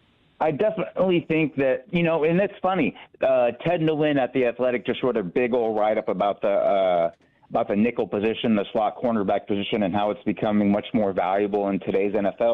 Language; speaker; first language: English; native; English